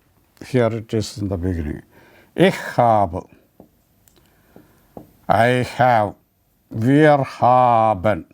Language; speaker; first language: German; non-native, learner; Malayalam